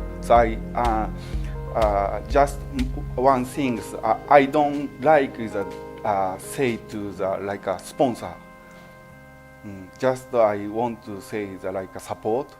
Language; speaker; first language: English; non-native, learner; Japanese